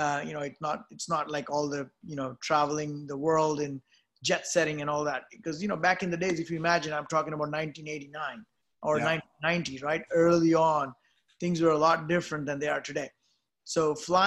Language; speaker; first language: English; non-native, local second language; Gujarati